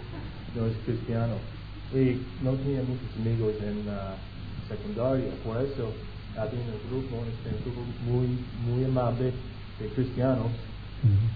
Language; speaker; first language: Spanish; non-native, fluent; English